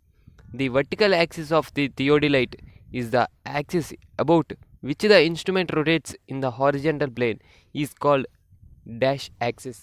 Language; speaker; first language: English; non-native, local second language; Telugu